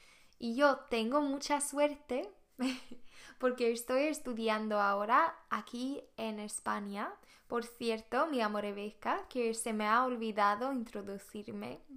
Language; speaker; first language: Spanish; non-native, fluent; Swedish